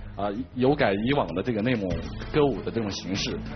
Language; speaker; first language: Chinese; native; Chinese